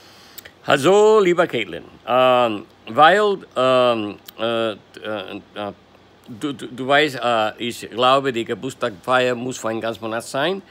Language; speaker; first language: German; non-native, learner; English